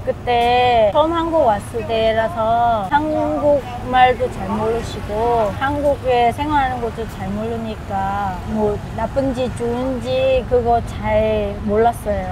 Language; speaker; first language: Korean; non-native, fluent; Vietnamese